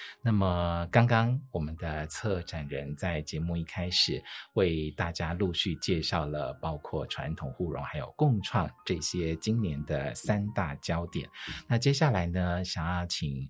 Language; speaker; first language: Chinese; native; Chinese